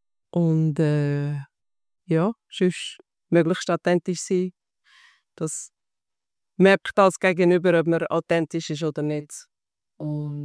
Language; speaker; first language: German; native; German